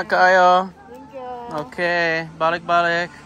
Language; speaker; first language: Cebuano; non-native, learner; English